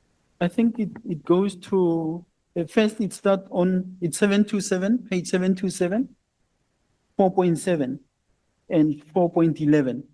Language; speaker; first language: English; non-native, local second language; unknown